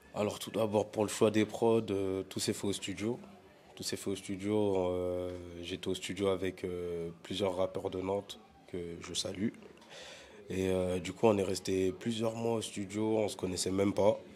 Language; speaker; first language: French; native; French